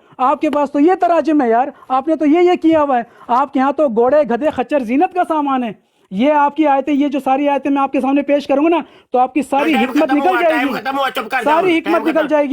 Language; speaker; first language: Urdu; native; Urdu